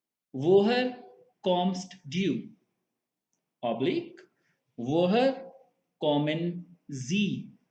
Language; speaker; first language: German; non-native, fluent; Hindi